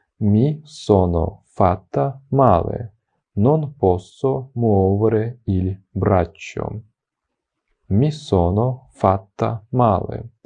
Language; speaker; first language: Italian; non-native, fluent; Ukrainian